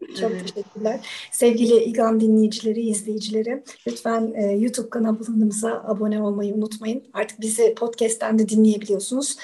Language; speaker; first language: Turkish; native; Turkish